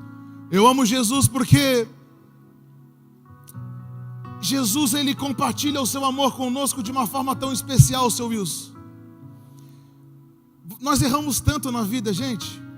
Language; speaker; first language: Portuguese; native; Portuguese